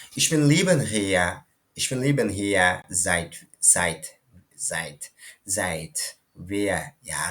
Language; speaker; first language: German; non-native, learner; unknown